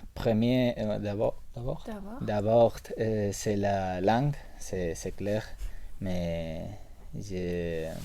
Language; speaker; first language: French; non-native, learner; Spanish